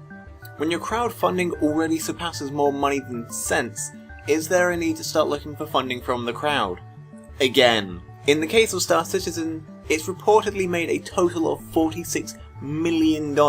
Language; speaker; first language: English; native; English